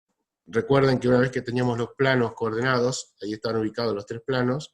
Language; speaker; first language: Spanish; native; Spanish